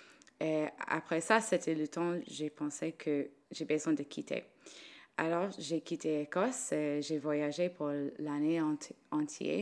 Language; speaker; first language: French; non-native, learner; English